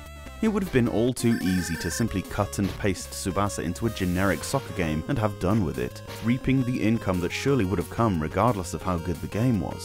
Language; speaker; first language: English; native; English